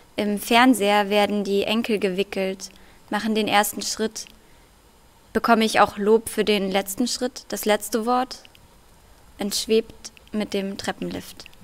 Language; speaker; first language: German; early bilingual, other home language; Russian